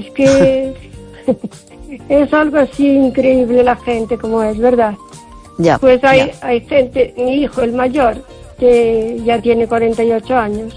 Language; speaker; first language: Spanish; native; Spanish